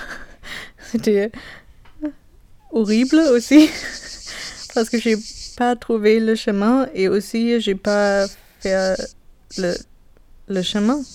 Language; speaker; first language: French; non-native, learner; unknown